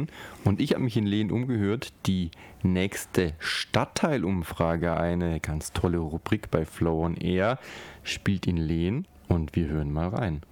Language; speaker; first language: German; native; German